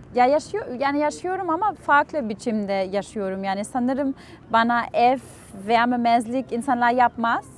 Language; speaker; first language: Turkish; non-native, fluent; German